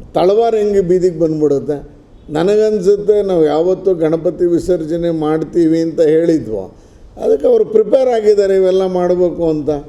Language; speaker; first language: Kannada; native; Kannada